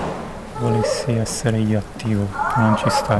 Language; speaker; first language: Italian; native; Italian